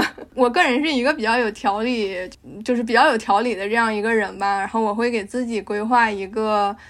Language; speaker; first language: Chinese; native; Chinese